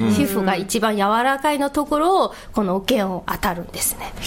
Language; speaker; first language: Japanese; non-native, fluent; Mongolian